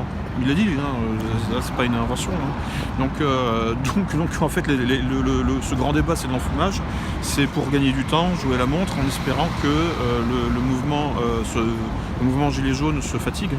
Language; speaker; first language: French; native; French